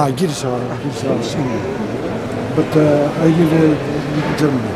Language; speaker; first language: English; non-native, learner; Greek